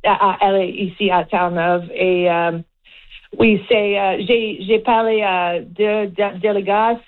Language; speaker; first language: French; non-native, learner; English